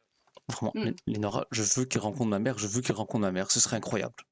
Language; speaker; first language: French; native; French